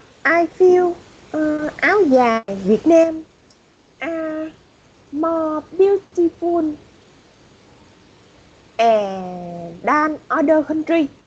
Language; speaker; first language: English; non-native, learner; Vietnamese